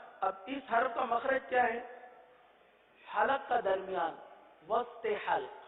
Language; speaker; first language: Urdu; native; Urdu